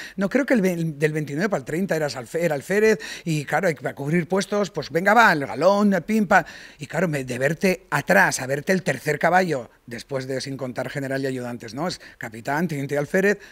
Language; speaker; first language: Spanish; native; Spanish